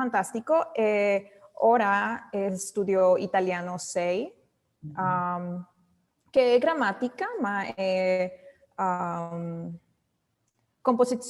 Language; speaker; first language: Italian; non-native, learner; English